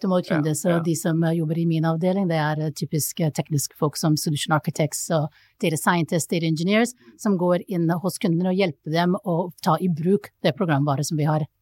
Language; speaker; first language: Norwegian; non-native, fluent; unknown